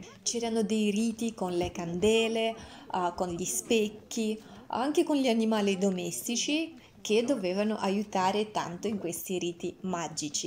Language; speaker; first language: Italian; non-native, fluent; Russian